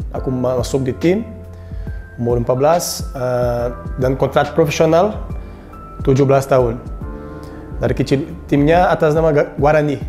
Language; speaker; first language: Indonesian; non-native, learner; Portuguese